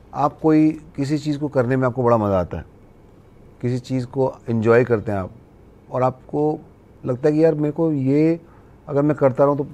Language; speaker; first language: Hindi; native; Hindi